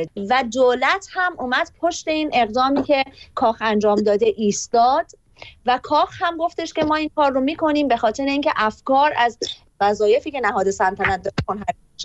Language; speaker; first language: Persian; native; Persian